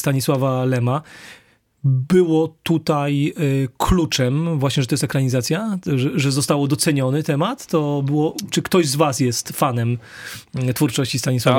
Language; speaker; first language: Polish; native; Polish